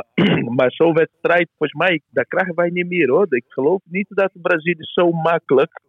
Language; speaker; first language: Dutch; non-native, learner; Portuguese